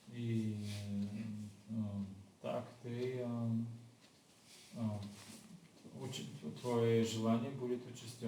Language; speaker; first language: Russian; non-native, learner; Bulgarian